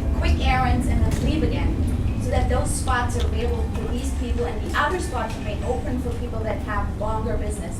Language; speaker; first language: English; non-native, fluent; German